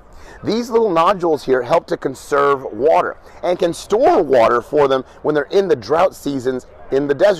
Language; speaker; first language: English; native; English